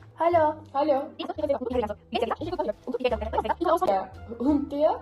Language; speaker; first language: German; non-native, learner; Turkish